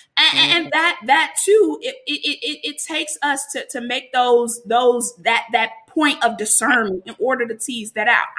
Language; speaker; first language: English; native; English